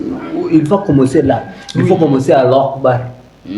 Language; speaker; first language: French; non-native, learner; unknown